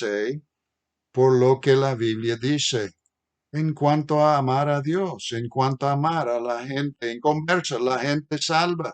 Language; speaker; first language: Spanish; non-native, fluent; English